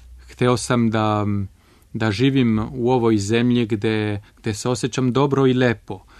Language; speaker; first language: Serbian; non-native, fluent; French